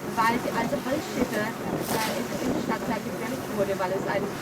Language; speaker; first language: German; non-native, fluent; Danish